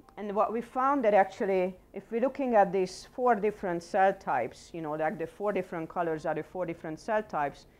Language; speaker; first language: English; non-native, fluent; Hungarian